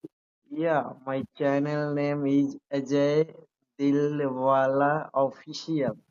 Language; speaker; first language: English; non-native, learner; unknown